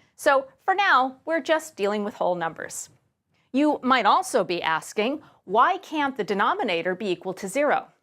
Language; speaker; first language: English; native; English